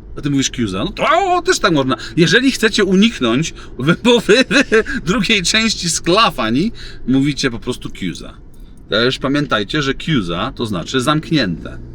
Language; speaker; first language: Polish; native; Polish